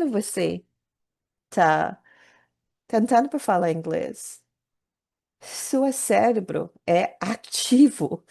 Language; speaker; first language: Portuguese; non-native, learner; English